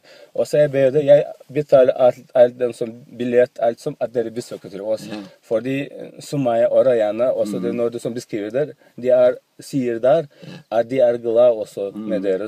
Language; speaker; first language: Norwegian; non-native, learner; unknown